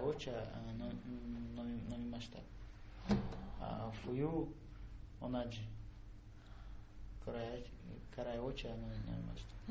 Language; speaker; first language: Japanese; non-native, learner; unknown